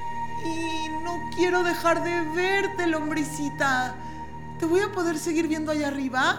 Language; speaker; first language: Spanish; native; Spanish